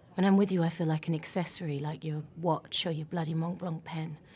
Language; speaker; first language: English; native; English